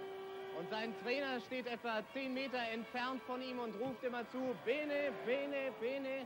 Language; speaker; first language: German; native; German